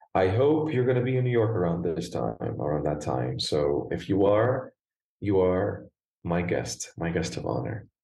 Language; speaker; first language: English; native; English